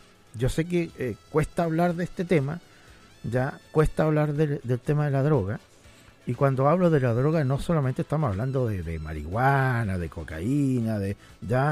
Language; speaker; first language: Spanish; native; Spanish